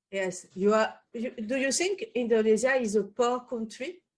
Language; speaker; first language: English; non-native, learner; French